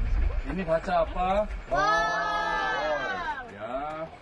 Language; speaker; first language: Korean; native; Korean